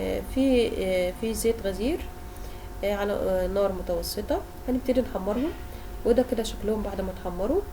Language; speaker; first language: Arabic; native; Arabic